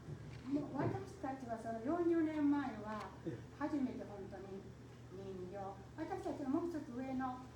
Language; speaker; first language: Japanese; native; Japanese